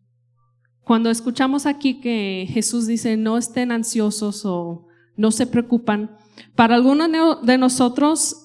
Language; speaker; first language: Spanish; non-native, fluent; English